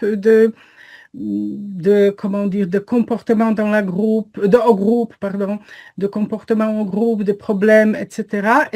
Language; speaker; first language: French; non-native, fluent; Polish